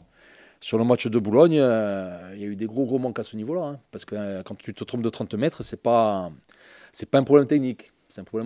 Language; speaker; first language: French; native; French